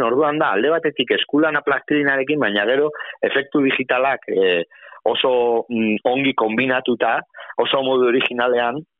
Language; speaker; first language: Basque; native; Basque